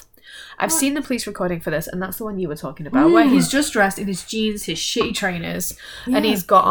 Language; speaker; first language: English; native; English